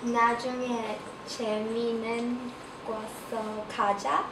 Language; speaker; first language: Korean; non-native, learner; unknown